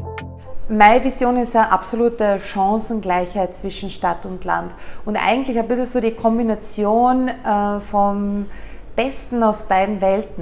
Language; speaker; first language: German; native; German